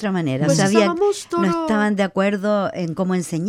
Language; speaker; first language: Spanish; native; Spanish